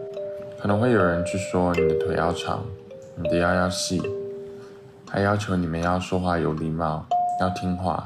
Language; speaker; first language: Chinese; native; Chinese